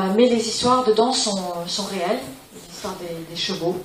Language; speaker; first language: French; non-native, fluent; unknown